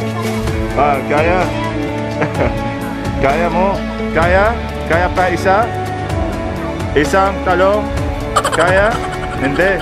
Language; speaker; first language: Filipino; non-native, learner; Arabic